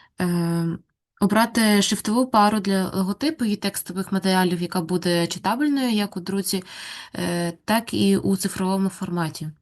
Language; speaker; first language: Ukrainian; native; Ukrainian